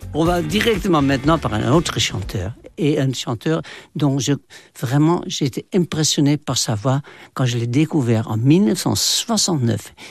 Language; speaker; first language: French; non-native, fluent; Dutch